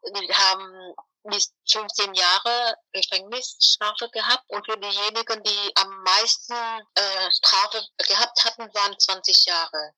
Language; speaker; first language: German; non-native, fluent; Vietnamese